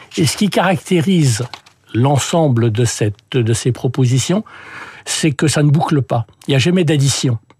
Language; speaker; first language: French; early bilingual, other home language; English